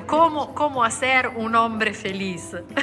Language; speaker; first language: Spanish; non-native, fluent; Italian